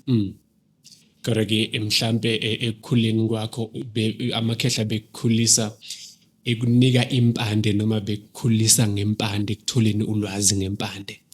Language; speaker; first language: Zulu; native; Zulu